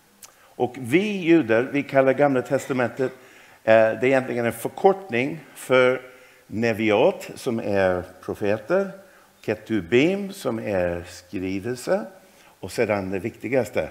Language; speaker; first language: Swedish; non-native, fluent; English